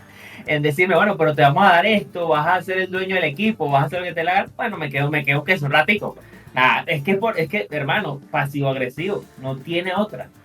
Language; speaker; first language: Spanish; native; Spanish